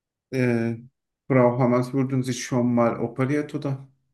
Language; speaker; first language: German; non-native, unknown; Turkish